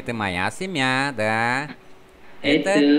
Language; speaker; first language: Russian; non-native, fluent; Vietnamese